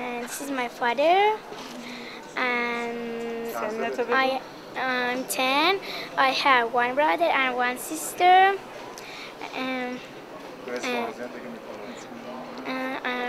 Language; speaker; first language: English; non-native, learner; Persian